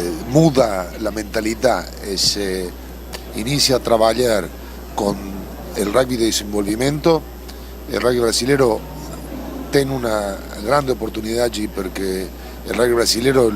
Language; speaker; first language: Portuguese; non-native, learner; Spanish